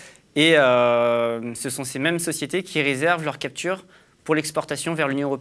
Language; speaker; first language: French; native; French